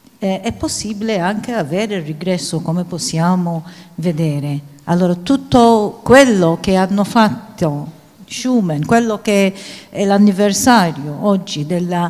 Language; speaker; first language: Italian; non-native, fluent; Maltese